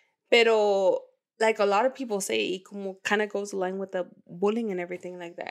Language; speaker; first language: English; early bilingual, other home language; Spanish